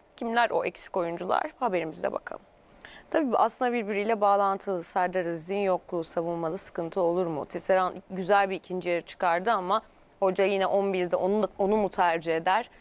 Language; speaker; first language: Turkish; native; Turkish